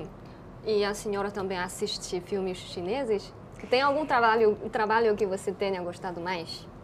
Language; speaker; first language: Portuguese; non-native, fluent; Chinese